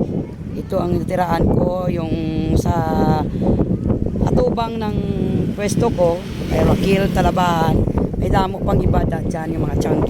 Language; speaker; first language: Filipino; non-native, local second language; Hiligaynon